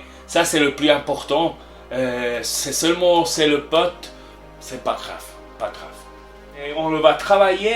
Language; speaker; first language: French; non-native, learner; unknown